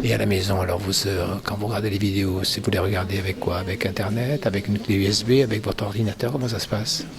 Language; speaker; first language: French; native; French